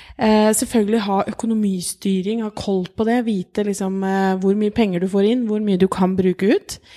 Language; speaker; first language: Norwegian; native; Norwegian